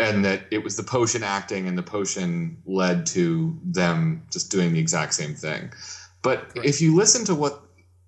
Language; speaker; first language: English; native; English